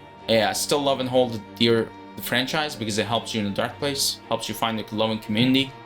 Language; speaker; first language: English; native; English